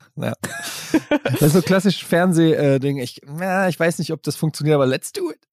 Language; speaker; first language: German; native; German